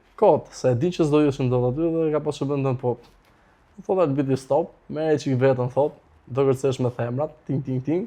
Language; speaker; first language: Albanian; native; Albanian